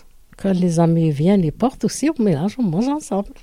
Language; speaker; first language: French; non-native, learner; Arabic